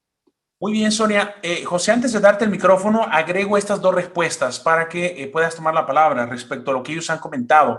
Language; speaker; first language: Spanish; native; Spanish